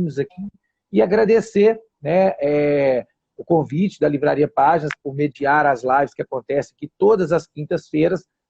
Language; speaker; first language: Portuguese; native; Portuguese